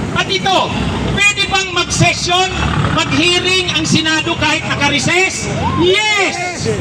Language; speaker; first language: Filipino; non-native, local second language; Bikol